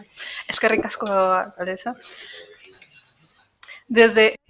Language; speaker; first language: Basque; non-native, local second language; Spanish